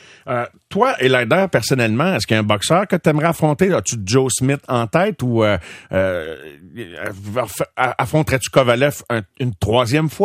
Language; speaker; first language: French; native; French